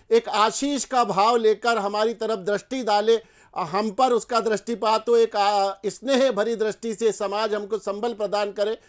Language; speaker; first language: Hindi; native; Hindi